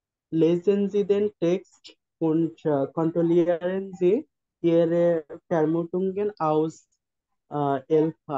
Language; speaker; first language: German; non-native, learner; Bangla